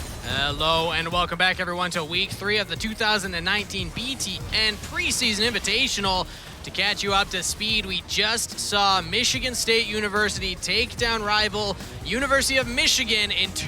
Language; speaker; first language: English; native; English